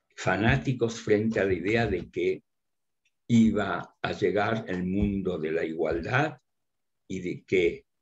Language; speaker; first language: Spanish; early bilingual, other home language; Russian